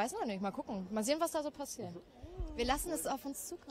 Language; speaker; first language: German; native; German